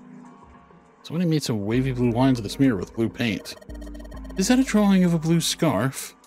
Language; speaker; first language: English; native; English